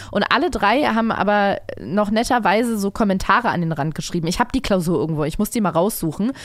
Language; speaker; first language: German; native; German